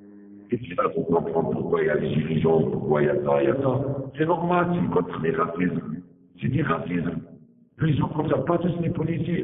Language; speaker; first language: French; non-native, learner; Arabic